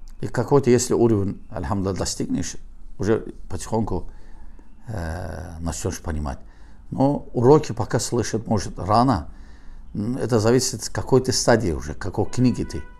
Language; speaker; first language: Russian; non-native, learner; Azerbaijani